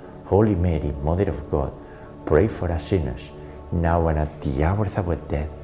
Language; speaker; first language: English; non-native, fluent; Spanish